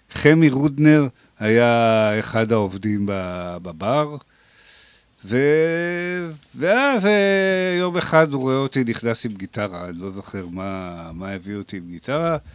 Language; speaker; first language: Hebrew; native; Hebrew